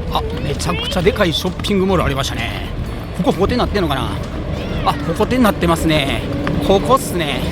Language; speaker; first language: Japanese; native; Japanese